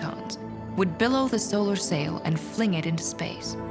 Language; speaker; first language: English; native; English